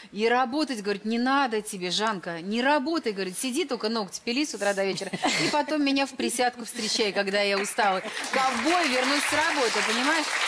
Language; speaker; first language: Russian; native; Russian